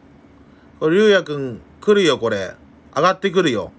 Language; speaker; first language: Japanese; native; Japanese